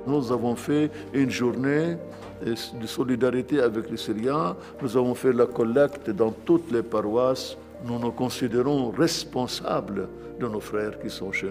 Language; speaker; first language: French; non-native, local second language; Arabic